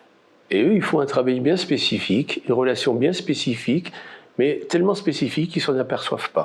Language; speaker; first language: French; native; French